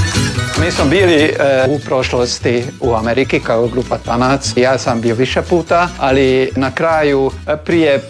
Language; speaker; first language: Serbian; early bilingual, heritage; Serbian